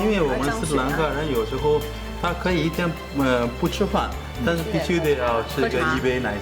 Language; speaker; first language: Chinese; non-native, fluent; Sinhala